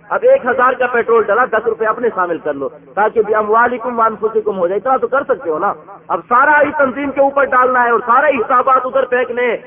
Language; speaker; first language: Urdu; non-native, local second language; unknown